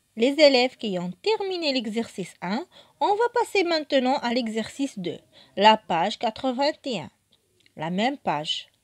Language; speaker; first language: French; non-native, local second language; Arabic